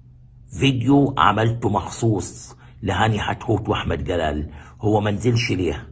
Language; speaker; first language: Arabic; native; Arabic